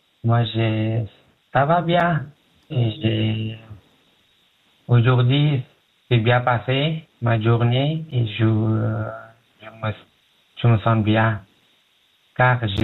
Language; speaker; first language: French; non-native, learner; Pashto